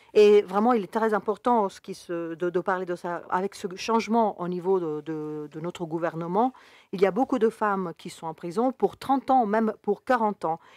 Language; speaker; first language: French; non-native, fluent; Spanish